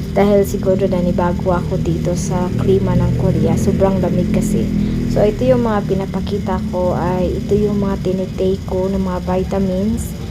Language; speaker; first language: Filipino; non-native, local second language; Cebuano